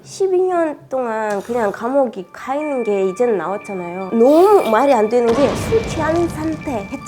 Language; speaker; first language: Korean; non-native, fluent; Russian